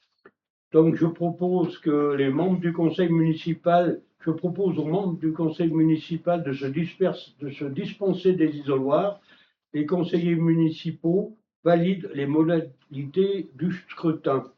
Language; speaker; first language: French; native; French